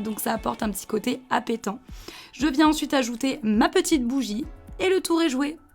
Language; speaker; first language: French; native; French